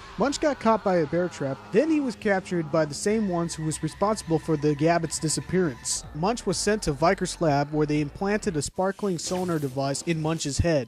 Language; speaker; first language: English; non-native, fluent; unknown